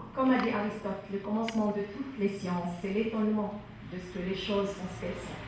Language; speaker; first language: French; non-native, local second language; Arabic